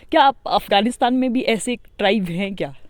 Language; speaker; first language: Hindi; native; Hindi